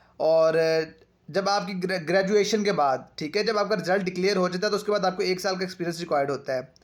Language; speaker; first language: Urdu; non-native, local second language; Punjabi